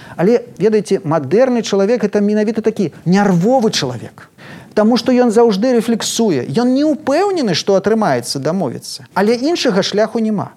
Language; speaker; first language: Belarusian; native; Belarusian